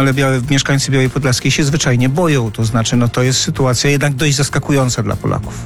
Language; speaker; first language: Polish; native; Polish